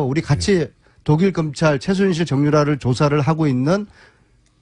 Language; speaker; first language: Korean; native; Korean